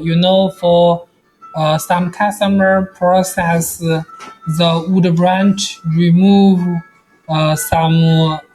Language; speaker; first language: English; non-native, learner; Chinese